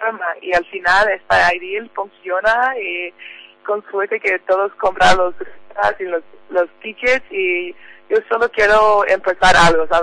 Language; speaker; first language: Spanish; non-native, learner; English